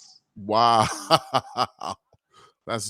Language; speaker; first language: English; native; English